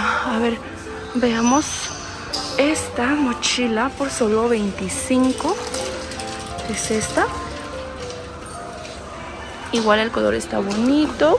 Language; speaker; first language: Spanish; native; Spanish